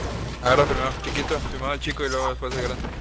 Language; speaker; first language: Spanish; native; Spanish